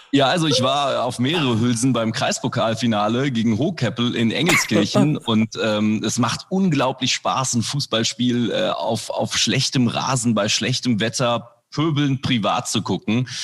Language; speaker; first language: German; early bilingual, other home language; Indonesian